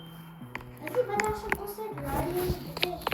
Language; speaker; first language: French; native; French